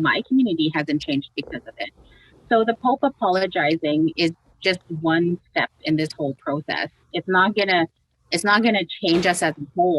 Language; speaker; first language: English; native; English